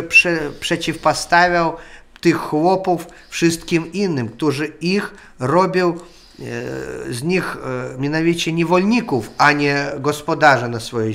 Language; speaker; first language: Polish; non-native, learner; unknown